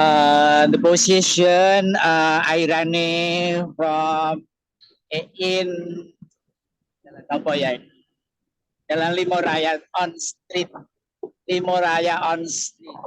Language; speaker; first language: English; non-native, learner; Indonesian